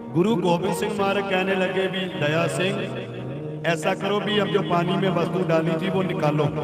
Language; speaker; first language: Hindi; non-native, local second language; Punjabi